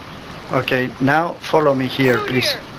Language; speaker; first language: English; non-native, learner; Spanish